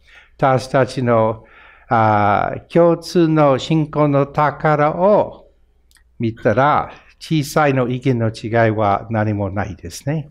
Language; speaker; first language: Japanese; non-native, fluent; English